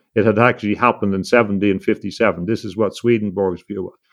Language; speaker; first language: English; native; English